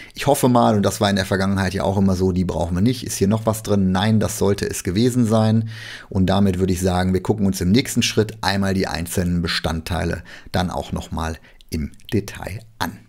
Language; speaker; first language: German; native; German